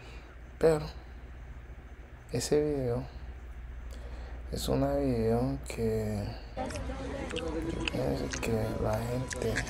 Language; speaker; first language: Spanish; early bilingual, heritage; English